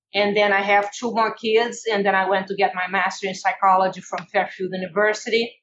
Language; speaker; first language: English; non-native, fluent; Portuguese